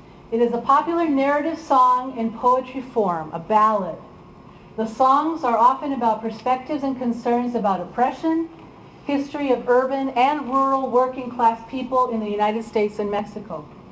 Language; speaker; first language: English; early bilingual, other home language; Spanish